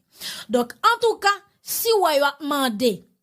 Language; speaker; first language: Haitian Creole; native; Haitian Creole